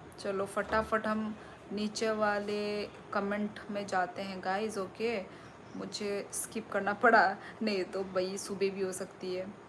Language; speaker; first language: Hindi; non-native, local second language; Kok Borok